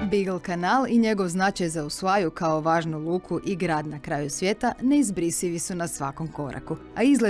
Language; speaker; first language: Croatian; native; Croatian